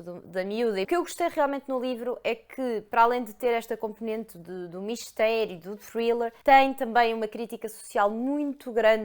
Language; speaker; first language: Portuguese; native; Portuguese